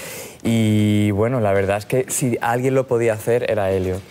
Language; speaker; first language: Spanish; native; Spanish